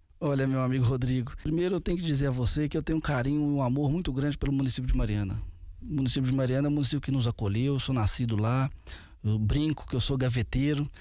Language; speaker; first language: Portuguese; native; Portuguese